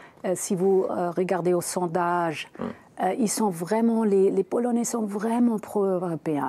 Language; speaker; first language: French; non-native, fluent; German